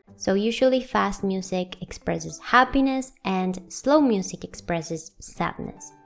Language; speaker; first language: English; non-native, fluent; Spanish